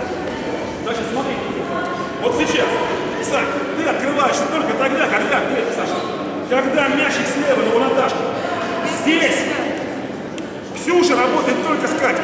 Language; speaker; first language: Russian; native; Russian